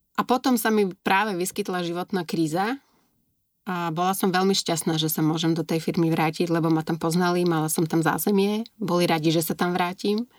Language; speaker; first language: Slovak; native; Slovak